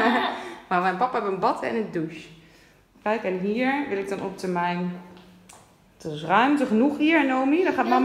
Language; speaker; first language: Dutch; native; Dutch